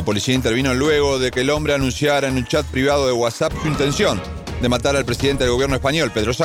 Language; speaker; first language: Spanish; native; Spanish